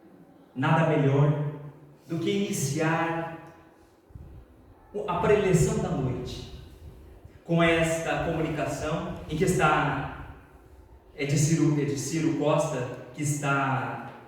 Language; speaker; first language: Portuguese; native; Portuguese